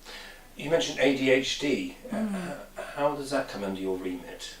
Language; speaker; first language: English; native; English